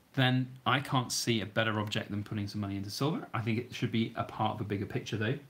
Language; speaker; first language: English; native; English